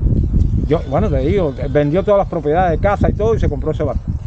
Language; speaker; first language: Spanish; native; Spanish